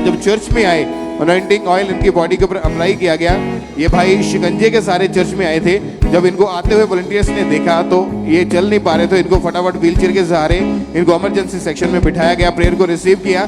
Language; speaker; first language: Hindi; native; Hindi